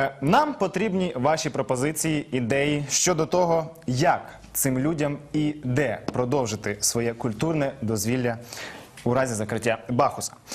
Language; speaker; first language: Ukrainian; native; Ukrainian